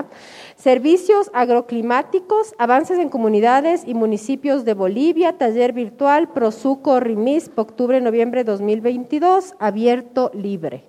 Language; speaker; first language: Spanish; native; Spanish